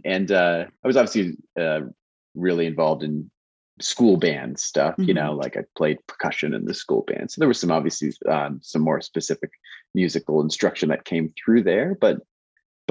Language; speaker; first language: English; native; English